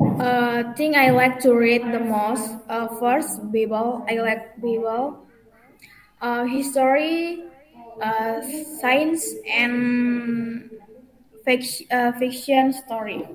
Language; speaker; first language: English; non-native, learner; Indonesian